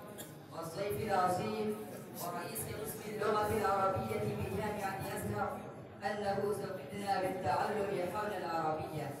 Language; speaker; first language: Arabic; non-native, learner; Urdu